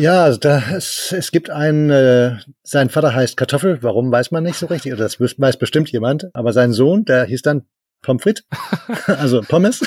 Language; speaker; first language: German; native; German